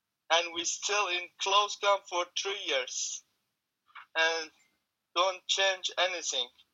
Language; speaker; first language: English; non-native, learner; Kurdish